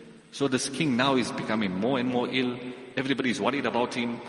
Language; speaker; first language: English; native; English